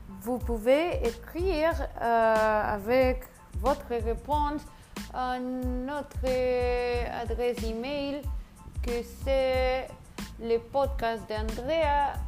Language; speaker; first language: French; non-native, learner; Spanish